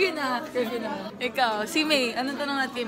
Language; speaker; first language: Filipino; native; Filipino